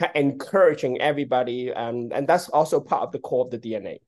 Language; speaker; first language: English; non-native, local second language; Cantonese